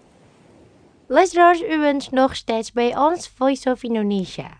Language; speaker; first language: Dutch; non-native, fluent; Indonesian